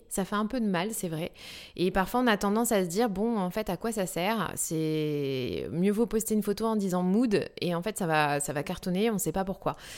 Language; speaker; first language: French; native; French